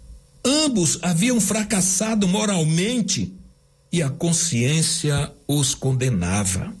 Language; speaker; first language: Portuguese; native; Portuguese